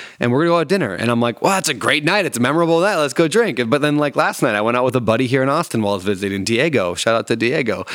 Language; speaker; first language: English; native; English